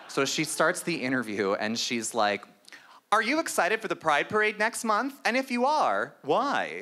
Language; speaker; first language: English; native; English